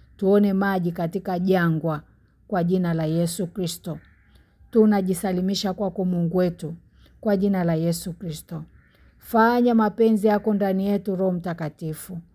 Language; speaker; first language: Swahili; native; Swahili